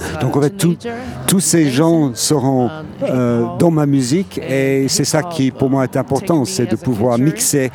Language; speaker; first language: French; non-native, fluent; Portuguese